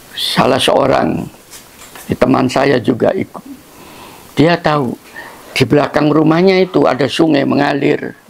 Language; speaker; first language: Indonesian; non-native, local second language; Javanese